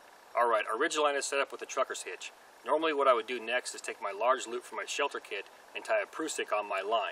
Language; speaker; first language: English; native; English